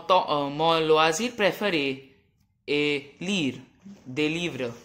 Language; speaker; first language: French; non-native, learner; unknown